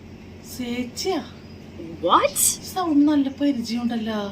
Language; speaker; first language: Malayalam; native; Malayalam